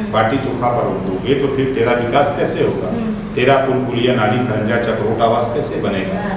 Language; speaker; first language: Hindi; native; Hindi